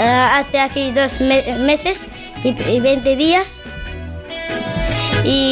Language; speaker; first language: Spanish; non-native, learner; Arabic